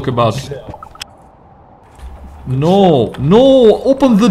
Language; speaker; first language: English; non-native, learner; Russian